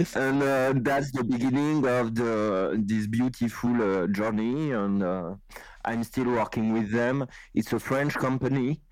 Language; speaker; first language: English; non-native, learner; French